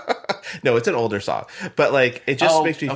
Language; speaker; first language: English; native; English